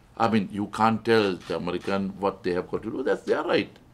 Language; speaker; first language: English; non-native, local second language; Sinhala